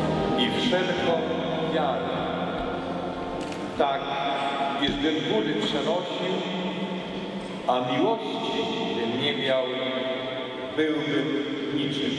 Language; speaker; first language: Polish; native; Polish